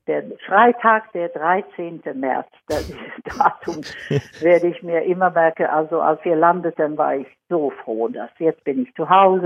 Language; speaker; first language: German; non-native, fluent; Swedish